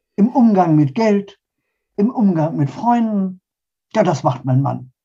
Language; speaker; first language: German; early bilingual, other home language; Polish